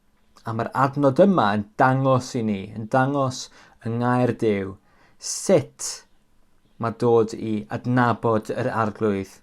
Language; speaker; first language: Welsh; native; Welsh